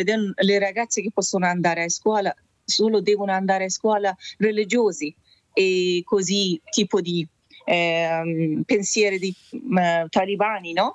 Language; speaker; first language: Italian; non-native, learner; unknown